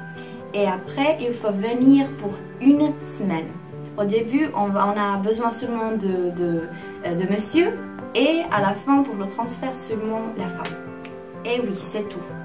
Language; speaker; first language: French; non-native, fluent; Czech